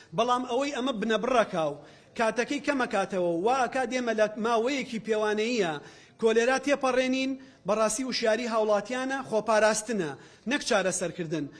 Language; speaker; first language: Central Kurdish; native; Central Kurdish